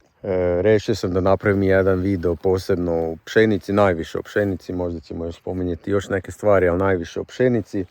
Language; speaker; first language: Croatian; native; Croatian